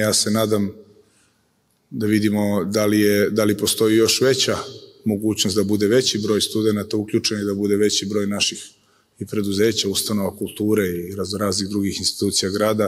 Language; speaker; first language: Serbian; native; Serbian